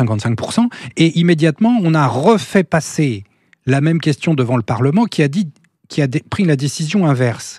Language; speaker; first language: French; native; French